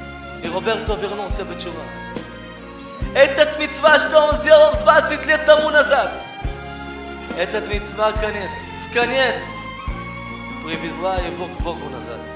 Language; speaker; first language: Russian; early bilingual, heritage; Russian